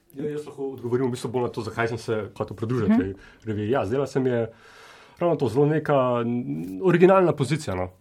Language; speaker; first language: Slovenian; native; Slovenian